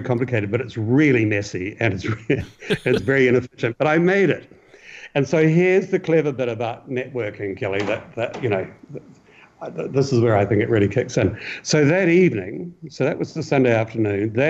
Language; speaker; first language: English; native; English